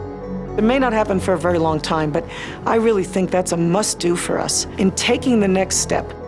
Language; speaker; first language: English; native; English